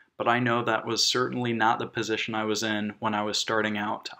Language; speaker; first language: English; native; English